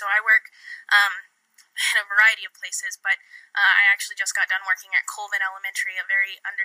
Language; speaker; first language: English; native; English